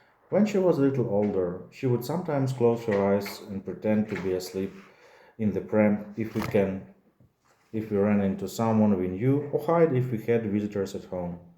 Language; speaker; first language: English; non-native, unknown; Ukrainian